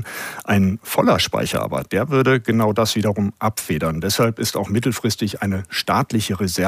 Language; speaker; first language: German; native; German